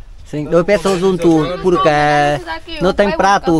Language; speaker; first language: Portuguese; non-native, learner; Vietnamese